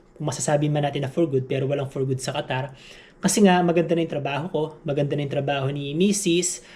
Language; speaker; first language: Filipino; native; Filipino